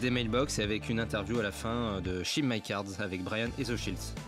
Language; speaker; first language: French; native; French